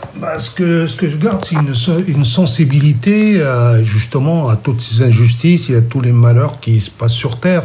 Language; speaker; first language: French; non-native, local second language; Kabyle